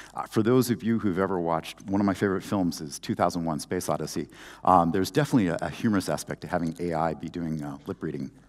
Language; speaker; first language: English; native; English